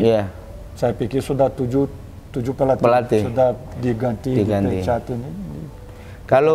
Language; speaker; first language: Indonesian; non-native, fluent; Portuguese